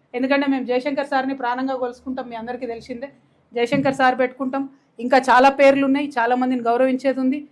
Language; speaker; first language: Telugu; native; Telugu